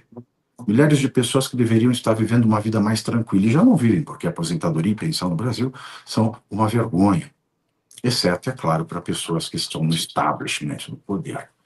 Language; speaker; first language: Portuguese; native; Portuguese